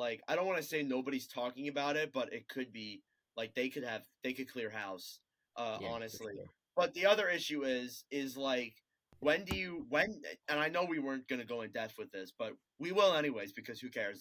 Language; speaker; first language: English; native; English